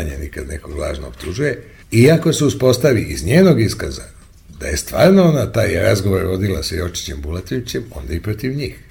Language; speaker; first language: Serbian; native; Serbian